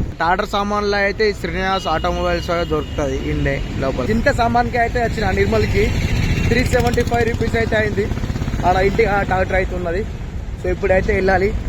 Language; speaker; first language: Telugu; native; Telugu